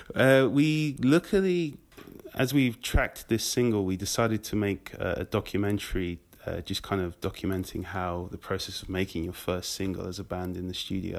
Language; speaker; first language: English; native; English